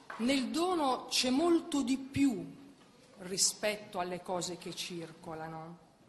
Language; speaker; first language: Italian; native; Italian